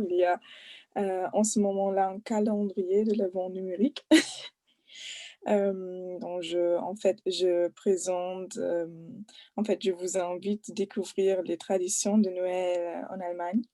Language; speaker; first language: French; non-native, fluent; German